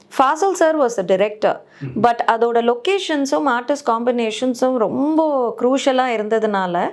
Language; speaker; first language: Tamil; native; Tamil